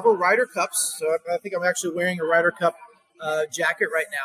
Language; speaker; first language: English; native; English